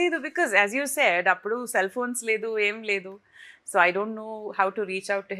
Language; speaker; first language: Telugu; non-native, fluent; Tamil